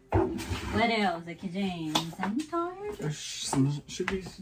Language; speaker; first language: English; non-native, fluent; Portuguese